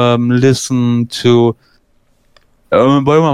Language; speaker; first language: English; non-native, fluent; German